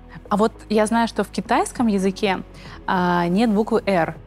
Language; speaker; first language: Russian; native; Russian